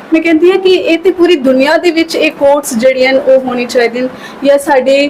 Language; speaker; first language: Punjabi; non-native, local second language; Dogri